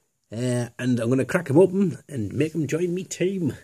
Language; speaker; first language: English; native; English